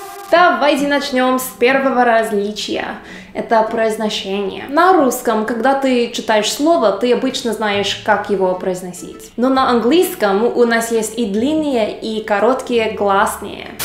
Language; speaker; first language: Russian; non-native, fluent; English